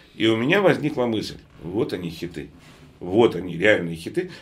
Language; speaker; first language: Russian; native; Russian